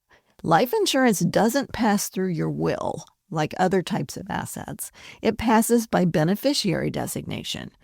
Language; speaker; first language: English; native; English